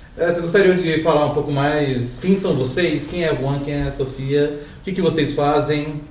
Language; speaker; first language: Portuguese; native; Portuguese